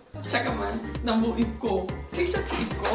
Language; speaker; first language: Korean; early bilingual, heritage; English